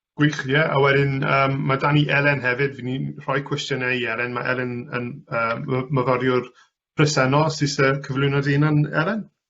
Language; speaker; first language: Welsh; non-native, local second language; English